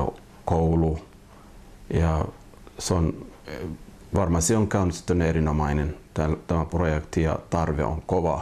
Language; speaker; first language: Finnish; non-native, fluent; Somali